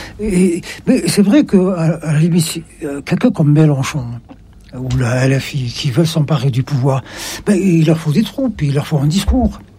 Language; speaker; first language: French; non-native, local second language; Arabic